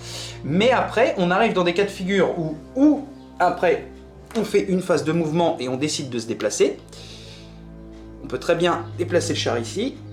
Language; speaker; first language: French; native; French